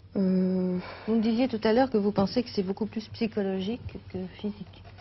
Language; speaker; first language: French; native; French